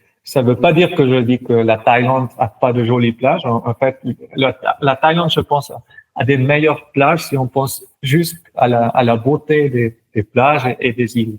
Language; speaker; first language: French; non-native, local second language; German